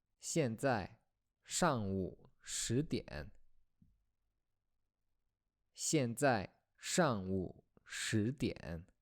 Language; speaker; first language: Chinese; non-native, fluent; Polish